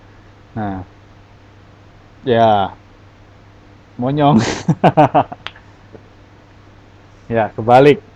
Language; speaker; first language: Indonesian; native; Indonesian